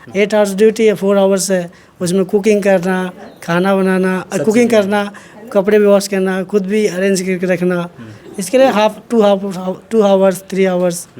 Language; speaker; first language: Hindi; native; Hindi